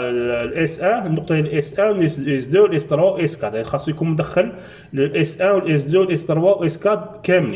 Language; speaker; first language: Arabic; native; Arabic